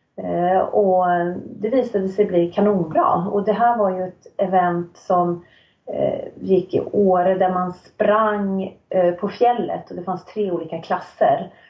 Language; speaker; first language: Swedish; native; Swedish